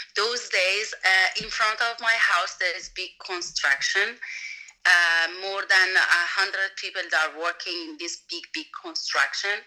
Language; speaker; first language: English; non-native, learner; Persian